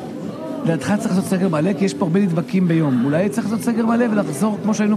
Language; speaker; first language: Hebrew; native; Hebrew